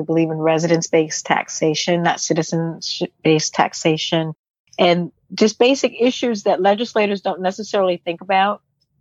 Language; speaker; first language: English; native; English